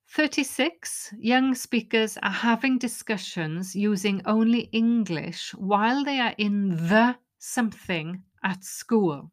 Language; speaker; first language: English; non-native, local second language; Welsh